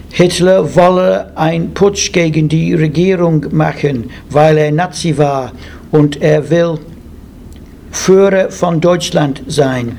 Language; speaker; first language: German; non-native, learner; English